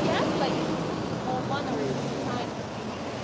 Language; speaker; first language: English; non-native, learner; Korean